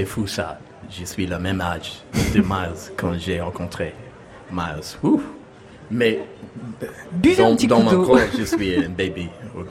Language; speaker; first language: French; non-native, learner; English